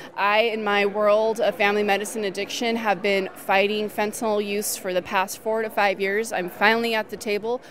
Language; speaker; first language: English; native; English